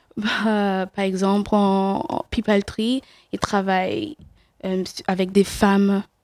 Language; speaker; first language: French; non-native, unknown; English